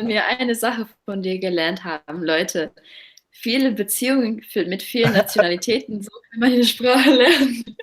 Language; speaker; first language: German; non-native, fluent; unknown